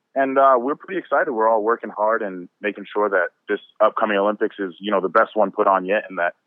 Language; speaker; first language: English; native; English